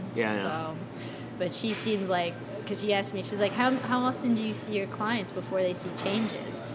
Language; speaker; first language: English; native; English